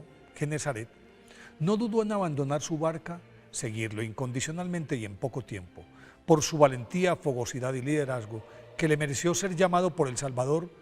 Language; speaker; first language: Spanish; native; Spanish